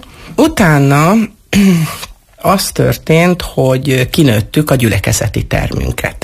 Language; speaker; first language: Hungarian; native; Hungarian